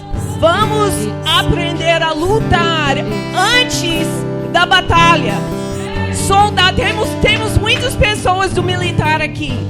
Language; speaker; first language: Portuguese; non-native, fluent; English